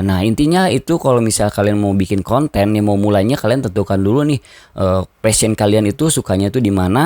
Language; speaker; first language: Indonesian; native; Indonesian